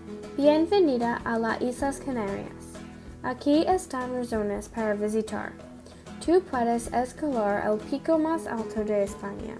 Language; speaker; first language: Spanish; non-native, learner; English